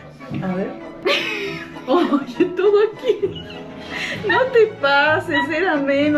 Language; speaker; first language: Spanish; native; Spanish